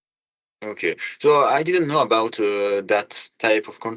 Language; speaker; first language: English; non-native, fluent; French